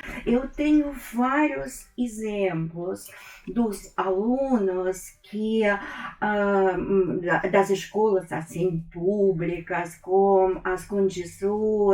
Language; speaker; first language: Portuguese; non-native, fluent; Russian